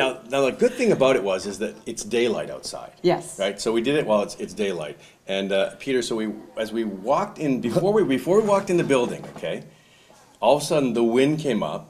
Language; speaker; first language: English; native; English